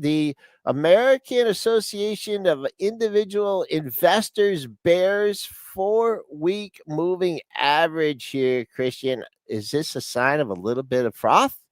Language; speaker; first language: English; native; English